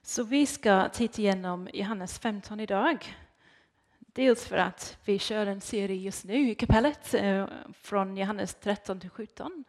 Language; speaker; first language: Swedish; non-native, fluent; English